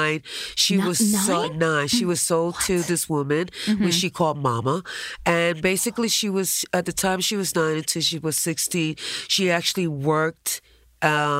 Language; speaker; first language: English; early bilingual, other home language; Spanish